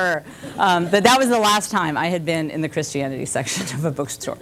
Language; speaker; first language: English; native; English